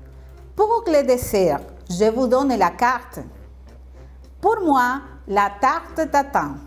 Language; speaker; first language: French; non-native, fluent; Spanish